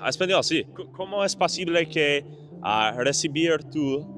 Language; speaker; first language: Spanish; non-native, learner; English